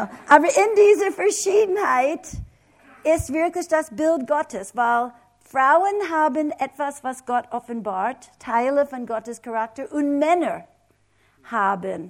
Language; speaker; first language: German; non-native, fluent; English